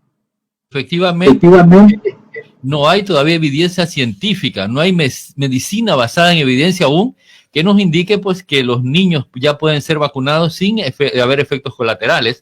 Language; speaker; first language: Spanish; native; Spanish